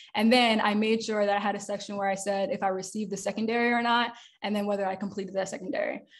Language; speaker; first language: English; native; English